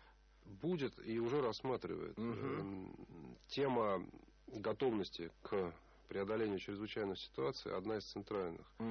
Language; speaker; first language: Russian; native; Russian